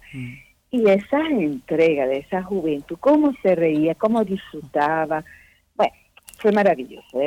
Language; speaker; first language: Spanish; non-native, fluent; French